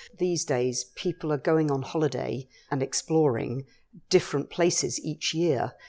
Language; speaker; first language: English; native; English